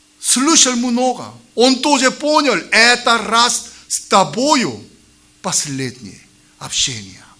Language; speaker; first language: Russian; non-native, learner; Korean